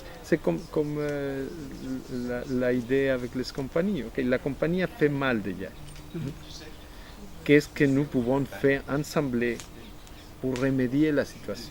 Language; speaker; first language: French; non-native, fluent; Spanish